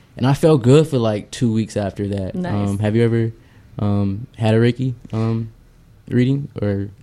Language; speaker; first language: English; native; English